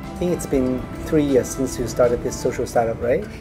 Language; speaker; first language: English; non-native, local second language; Cantonese